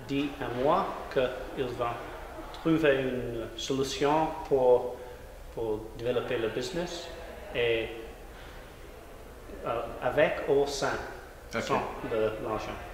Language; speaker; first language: French; non-native, learner; English